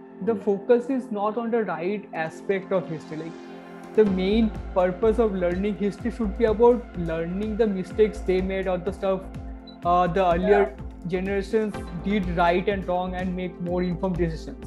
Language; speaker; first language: English; non-native, local second language; Bangla